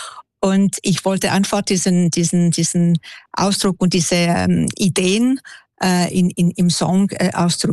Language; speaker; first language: German; non-native, local second language; French